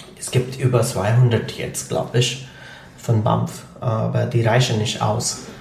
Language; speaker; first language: German; non-native, fluent; Punjabi